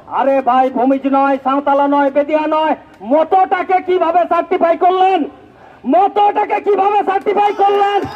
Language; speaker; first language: Bangla; native; Bangla